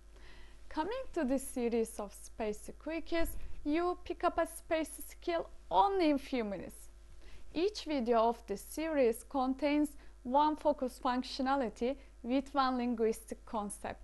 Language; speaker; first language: English; non-native, fluent; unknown